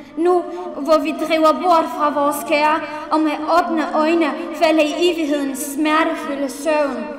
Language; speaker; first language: Danish; non-native, fluent; Central Kurdish